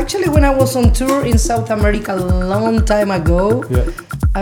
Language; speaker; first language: English; non-native, fluent; Spanish